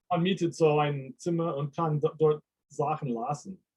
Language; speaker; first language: German; non-native, fluent; English